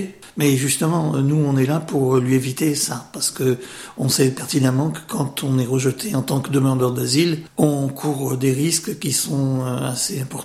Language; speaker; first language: French; native; French